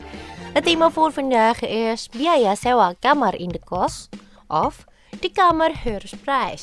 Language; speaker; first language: Dutch; non-native, fluent; Indonesian